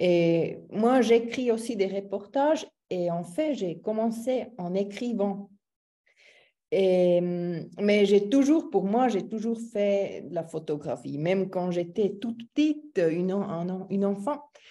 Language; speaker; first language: French; non-native, local second language; German